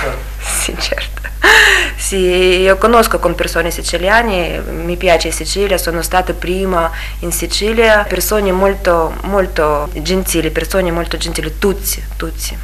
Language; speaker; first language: Italian; non-native, learner; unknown